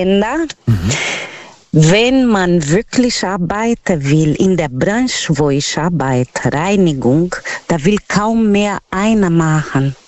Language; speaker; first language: German; non-native, learner; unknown